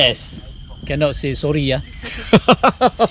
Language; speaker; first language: English; non-native, local second language; Malay